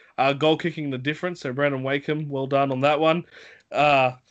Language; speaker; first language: English; native; English